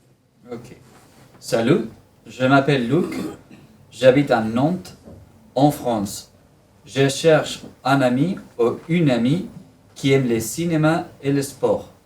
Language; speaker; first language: French; non-native, learner; Spanish